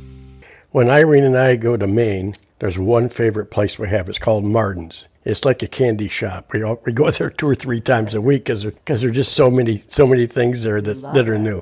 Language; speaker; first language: English; native; English